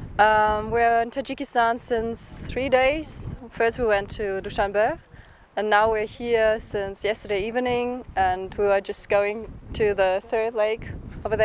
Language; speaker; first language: English; non-native, fluent; German